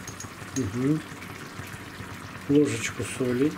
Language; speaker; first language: Russian; native; Russian